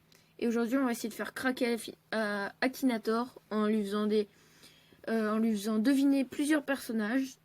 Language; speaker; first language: French; native; French